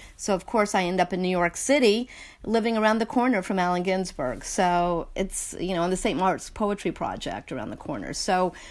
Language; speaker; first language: English; native; English